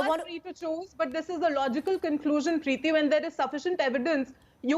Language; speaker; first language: English; non-native, local second language; Hindi